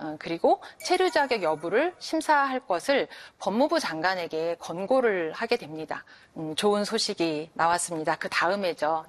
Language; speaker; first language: Korean; native; Korean